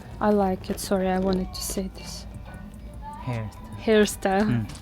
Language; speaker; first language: English; non-native, learner; Ukrainian